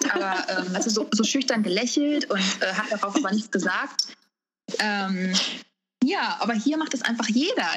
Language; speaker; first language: German; native; German